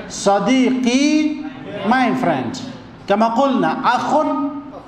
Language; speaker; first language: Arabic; non-native, fluent; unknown